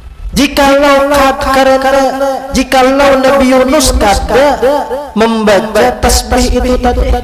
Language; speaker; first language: Indonesian; non-native, local second language; Banjar